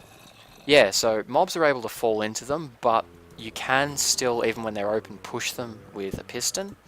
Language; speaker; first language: English; native; English